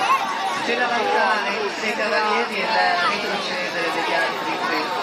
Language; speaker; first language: Italian; native; Italian